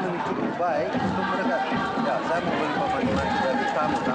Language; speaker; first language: Indonesian; non-native, fluent; English